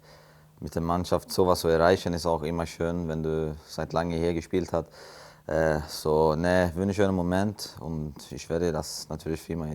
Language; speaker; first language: German; non-native, fluent; Swedish